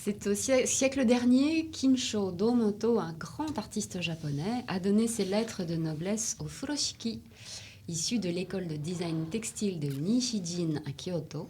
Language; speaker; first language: French; native; French